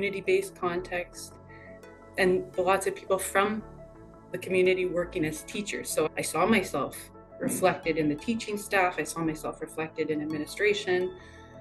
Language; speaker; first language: English; native; English